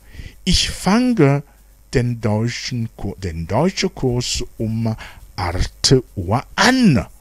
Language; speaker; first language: German; non-native, fluent; Rundi